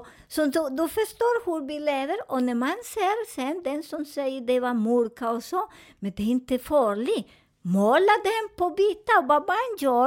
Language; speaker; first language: Swedish; non-native, fluent; Spanish